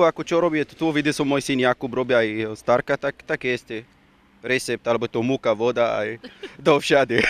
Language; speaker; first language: Slovak; non-native, learner; Arabic